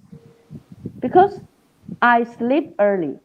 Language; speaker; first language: English; non-native, learner; Chinese